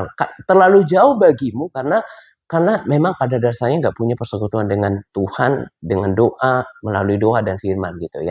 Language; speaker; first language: Indonesian; native; Indonesian